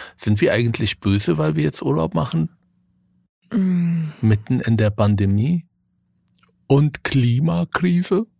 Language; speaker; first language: German; non-native, fluent; Arabic